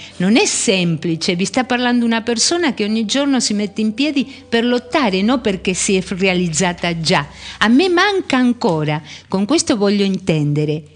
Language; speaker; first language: Italian; early bilingual, heritage; Spanish